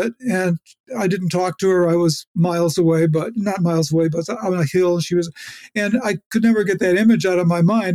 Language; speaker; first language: English; native; English